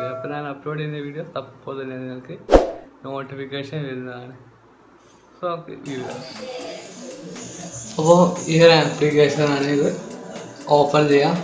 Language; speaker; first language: Malayalam; native; Malayalam